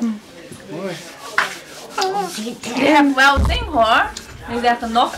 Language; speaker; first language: Dutch; non-native, learner; Chinese